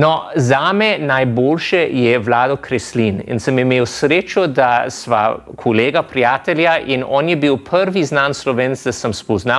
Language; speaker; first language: Slovenian; non-native, fluent; English